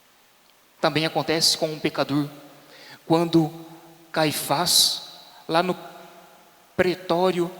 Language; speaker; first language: Portuguese; native; Portuguese